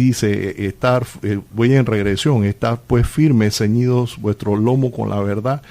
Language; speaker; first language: Spanish; native; Spanish